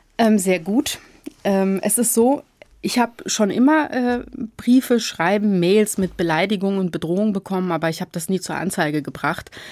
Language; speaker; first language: German; early bilingual, other home language; Turkish